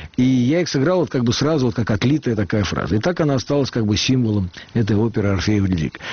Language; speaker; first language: Russian; native; Russian